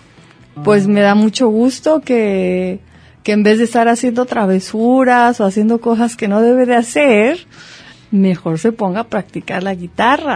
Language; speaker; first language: Spanish; native; Spanish